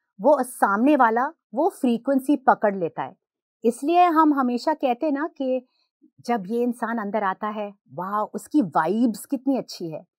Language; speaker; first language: Hindi; non-native, local second language; Gujarati